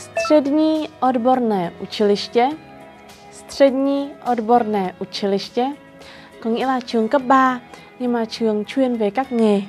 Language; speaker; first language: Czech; non-native, fluent; Vietnamese